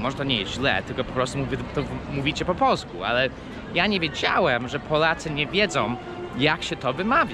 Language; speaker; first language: Polish; early bilingual, heritage; English